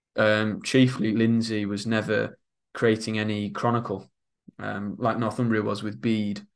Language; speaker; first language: English; native; English